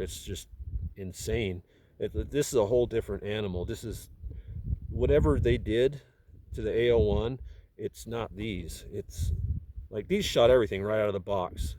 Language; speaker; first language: English; native; English